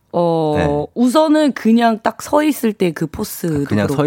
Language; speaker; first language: Korean; native; Korean